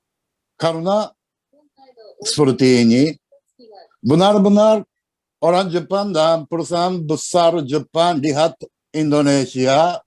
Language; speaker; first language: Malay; non-native, learner; Japanese